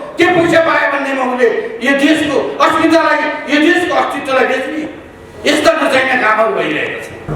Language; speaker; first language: Nepali; native; Nepali